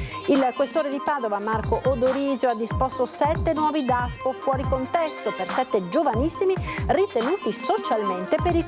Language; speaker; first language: Italian; native; Italian